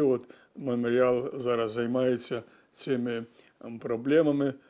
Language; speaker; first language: Ukrainian; native; Ukrainian